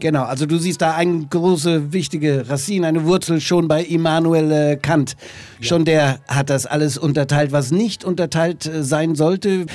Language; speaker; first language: German; native; German